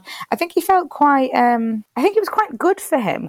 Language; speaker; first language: English; native; English